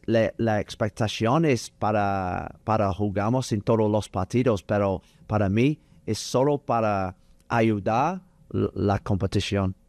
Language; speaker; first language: Spanish; non-native, learner; English